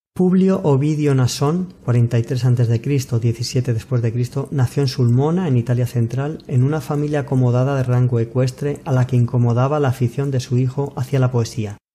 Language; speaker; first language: Spanish; native; Spanish